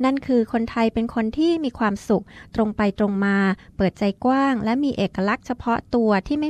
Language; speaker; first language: Thai; native; Thai